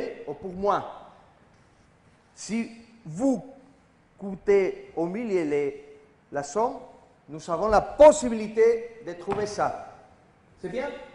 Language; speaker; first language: French; non-native, learner; Spanish